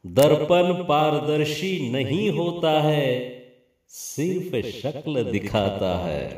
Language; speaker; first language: Hindi; non-native, local second language; Marathi